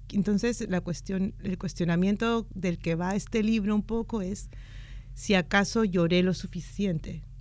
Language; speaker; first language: Spanish; native; Spanish